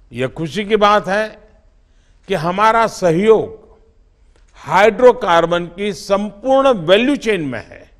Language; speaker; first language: Hindi; non-native, local second language; Gujarati